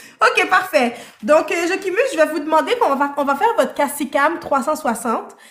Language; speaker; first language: French; early bilingual, other home language; Haitian Creole